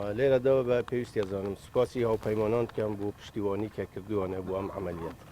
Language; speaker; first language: Central Kurdish; non-native, local second language; Kurdish